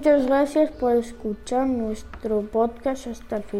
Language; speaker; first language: Spanish; early bilingual, other home language; Turkish